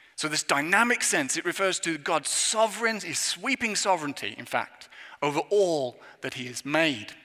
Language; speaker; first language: English; native; English